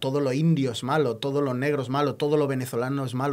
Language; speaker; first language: Spanish; non-native, local second language; Catalan